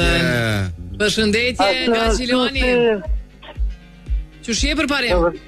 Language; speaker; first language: Albanian; native; Albanian